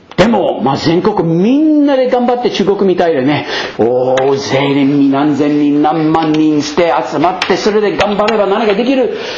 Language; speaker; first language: Japanese; non-native, fluent; English